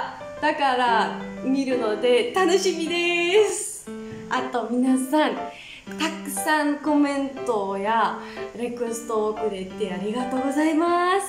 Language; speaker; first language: Japanese; non-native, learner; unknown